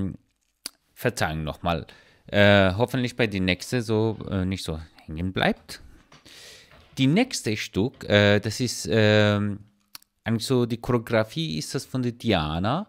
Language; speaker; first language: German; non-native, learner; Persian